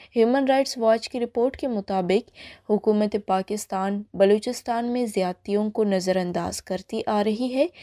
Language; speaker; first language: Urdu; non-native, local second language; Baluchi